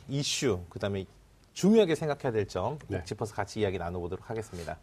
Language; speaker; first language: Korean; native; Korean